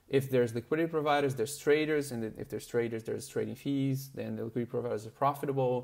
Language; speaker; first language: English; non-native, fluent; Portuguese